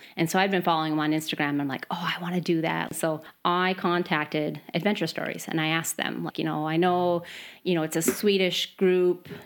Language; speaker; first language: English; native; English